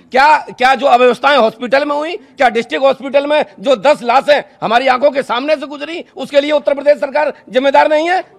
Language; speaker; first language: Hindi; native; Hindi